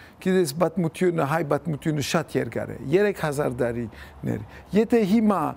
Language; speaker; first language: Armenian; early bilingual, heritage; Armenian